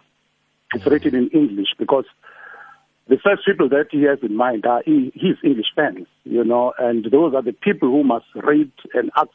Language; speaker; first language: English; non-native, local second language; Zulu